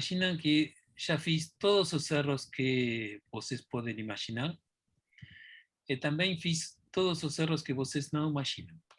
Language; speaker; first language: Portuguese; non-native, fluent; Spanish